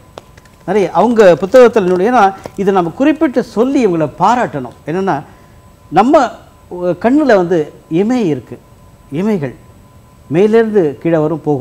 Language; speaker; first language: Tamil; native; Tamil